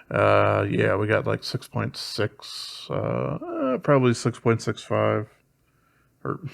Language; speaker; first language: English; native; English